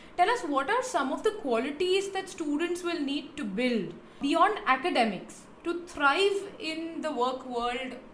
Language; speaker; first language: English; non-native, local second language; Hindi